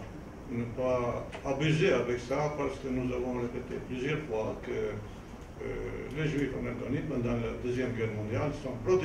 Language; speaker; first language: French; non-native, fluent; Albanian